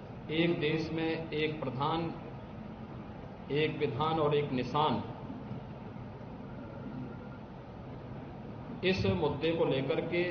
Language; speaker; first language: Hindi; native; Hindi